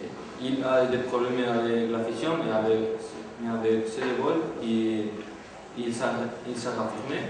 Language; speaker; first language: French; non-native, learner; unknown